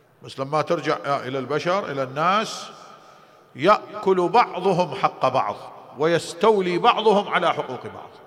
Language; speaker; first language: Arabic; native; Arabic